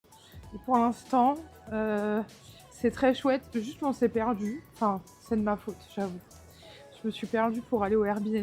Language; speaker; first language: French; native; French